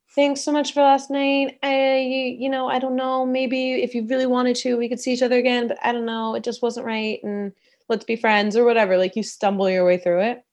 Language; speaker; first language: English; native; English